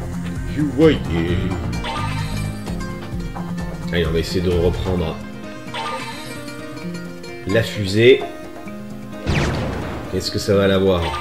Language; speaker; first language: French; native; French